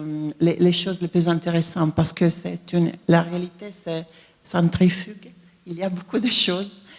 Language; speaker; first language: French; non-native, fluent; Italian